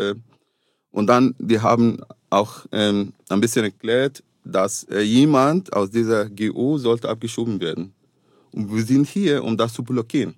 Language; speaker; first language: German; non-native, fluent; Arabic